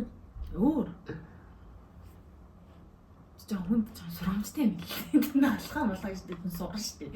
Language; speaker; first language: Mongolian; native; Mongolian